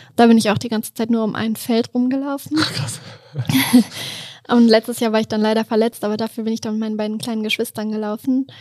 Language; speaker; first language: German; native; German